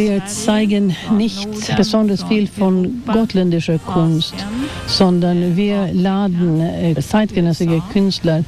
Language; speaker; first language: German; non-native, fluent; Swedish